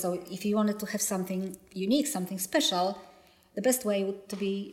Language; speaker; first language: English; non-native, fluent; Polish